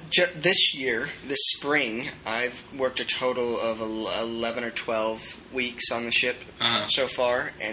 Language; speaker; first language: English; native; English